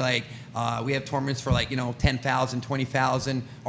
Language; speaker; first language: English; non-native, fluent; French